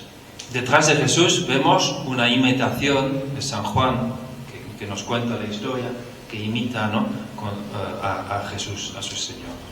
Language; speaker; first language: Spanish; non-native, fluent; Dutch